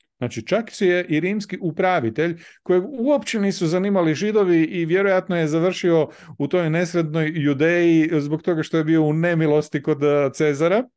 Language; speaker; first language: Croatian; native; Croatian